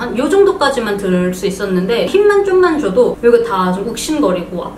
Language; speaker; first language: Korean; early bilingual, heritage; Korean